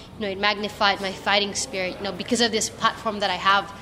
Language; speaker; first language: English; non-native, local second language; Filipino